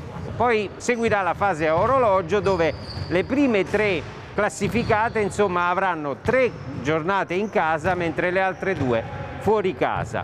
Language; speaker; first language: Italian; native; Italian